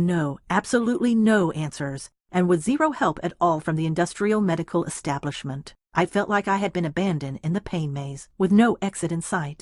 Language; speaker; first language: English; native; English